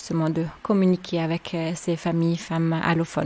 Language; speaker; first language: French; native; French